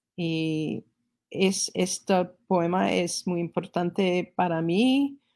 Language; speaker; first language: Spanish; non-native, fluent; English